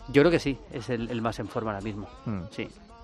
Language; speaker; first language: Spanish; native; Spanish